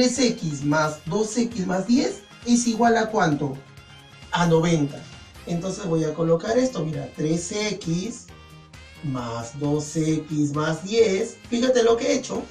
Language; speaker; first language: Spanish; native; Spanish